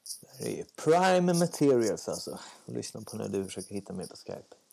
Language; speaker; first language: Swedish; native; Swedish